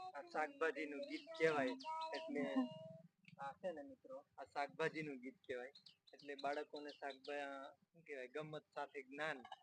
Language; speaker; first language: Gujarati; non-native, local second language; Rathawi